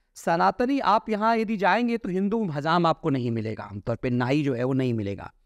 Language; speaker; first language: Hindi; native; Hindi